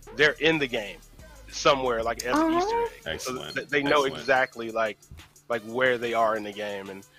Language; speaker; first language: English; native; English